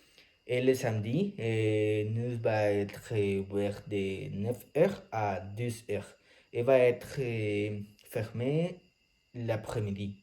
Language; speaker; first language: French; non-native, learner; Spanish